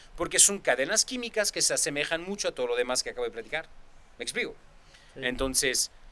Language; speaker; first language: Spanish; non-native, fluent; French